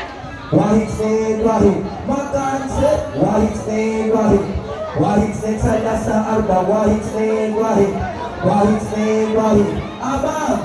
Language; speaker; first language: Arabic; non-native, learner; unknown